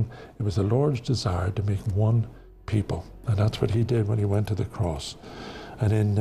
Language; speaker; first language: English; native; English